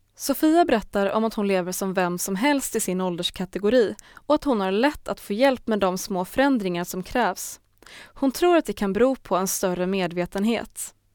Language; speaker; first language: Swedish; native; Swedish